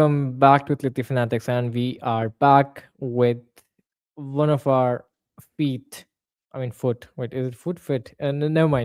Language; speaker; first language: English; non-native, fluent; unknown